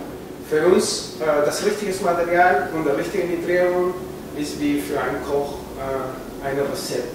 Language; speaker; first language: German; non-native, fluent; Spanish